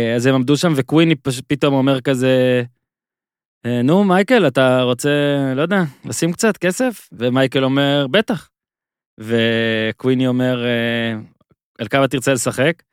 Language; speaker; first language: Hebrew; native; Hebrew